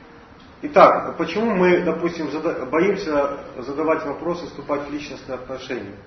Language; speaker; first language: Russian; native; Russian